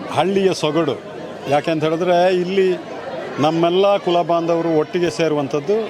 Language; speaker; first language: Kannada; native; Kannada